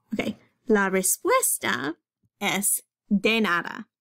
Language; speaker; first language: Spanish; non-native, fluent; English